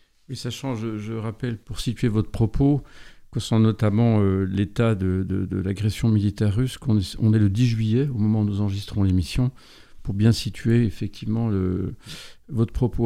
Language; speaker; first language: French; native; French